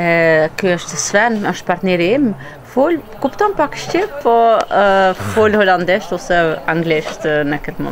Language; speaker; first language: Albanian; early bilingual, heritage; Albanian